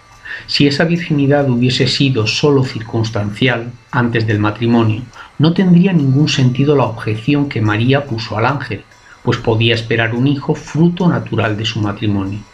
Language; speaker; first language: Spanish; native; Spanish